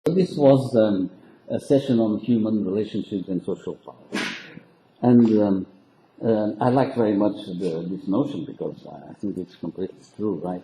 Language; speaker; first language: English; non-native, local second language; Portuguese